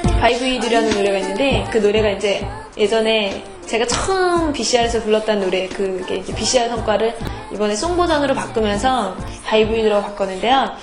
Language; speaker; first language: Korean; native; Korean